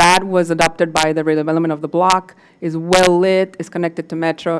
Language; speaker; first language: English; non-native, fluent; Spanish